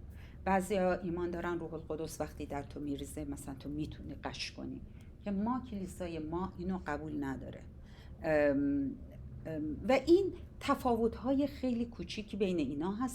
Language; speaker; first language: Persian; native; Persian